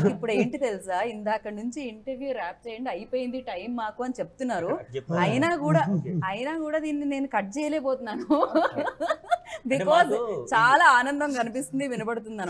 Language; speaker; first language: Telugu; native; Telugu